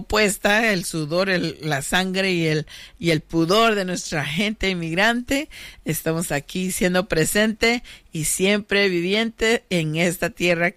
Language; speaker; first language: Spanish; native; Spanish